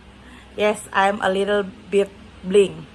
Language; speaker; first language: English; non-native, learner; Indonesian